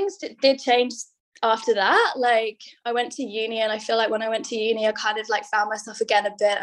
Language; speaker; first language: English; native; English